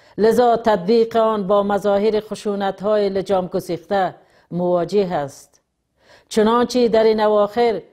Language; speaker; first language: Persian; native; Persian